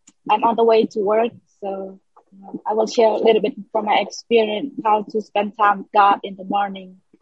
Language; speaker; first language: English; non-native, learner; Vietnamese